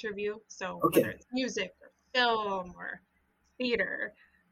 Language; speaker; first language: English; native; English